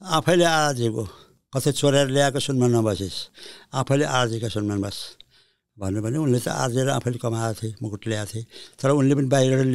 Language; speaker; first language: Nepali; early bilingual, heritage; Nepali